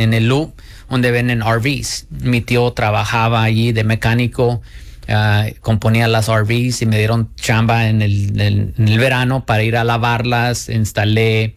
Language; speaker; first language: Spanish; early bilingual, heritage; Spanish